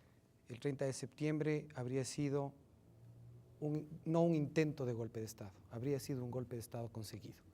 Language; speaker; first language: Spanish; native; Spanish